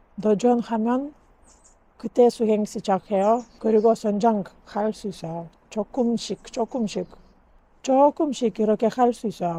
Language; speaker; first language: Korean; non-native, learner; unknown